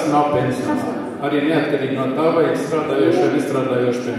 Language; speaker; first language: Latvian; native; Latvian